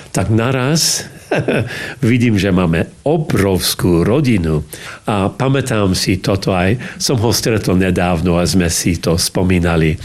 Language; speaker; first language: Slovak; early bilingual, heritage; English